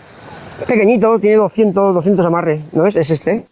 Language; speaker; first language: Spanish; native; Spanish